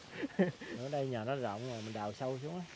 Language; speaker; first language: Vietnamese; native; Vietnamese